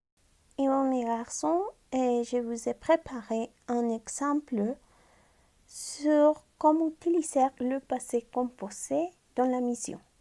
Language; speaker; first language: French; non-native, fluent; Spanish